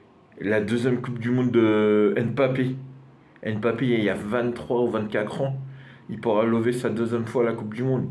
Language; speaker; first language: French; non-native, fluent; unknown